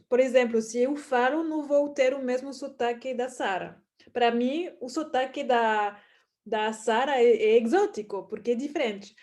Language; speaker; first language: Portuguese; non-native, fluent; French